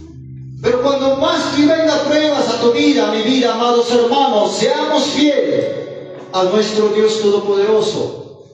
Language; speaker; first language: Spanish; non-native, local second language; Quechua